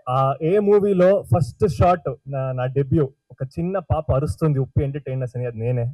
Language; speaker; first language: Telugu; non-native, learner; Kannada